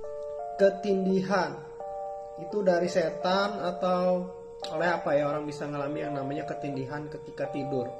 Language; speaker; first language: Indonesian; native; Indonesian